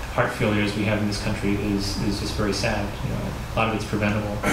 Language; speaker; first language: English; native; English